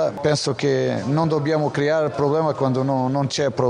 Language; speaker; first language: Italian; non-native, fluent; Portuguese